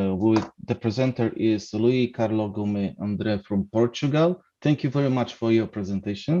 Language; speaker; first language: English; non-native, fluent; Polish